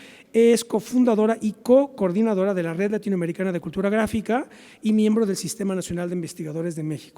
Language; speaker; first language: Spanish; native; Spanish